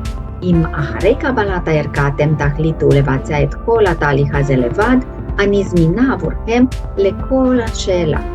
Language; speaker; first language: Hebrew; native; Hebrew